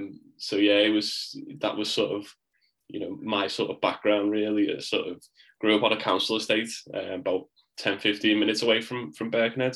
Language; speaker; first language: English; native; English